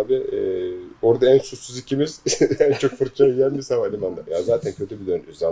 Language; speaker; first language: Turkish; native; Turkish